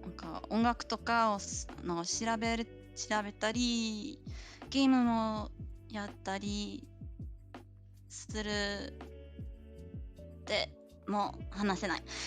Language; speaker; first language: Japanese; non-native, learner; English